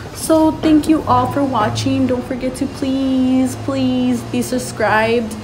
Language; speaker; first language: English; early bilingual, other home language; Spanish